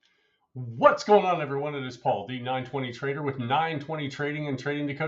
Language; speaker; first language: English; native; English